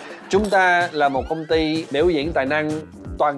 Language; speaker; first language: Vietnamese; non-native, fluent; English